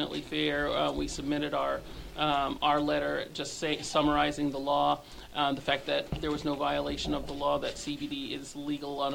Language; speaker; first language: English; native; English